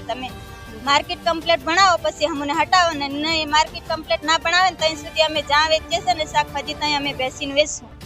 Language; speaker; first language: Gujarati; non-native, local second language; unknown